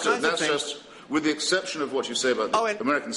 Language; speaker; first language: English; native; English